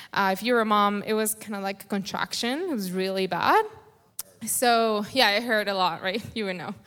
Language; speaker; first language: English; non-native, fluent; Spanish